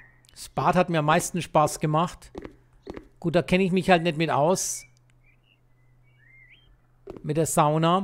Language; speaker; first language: German; native; German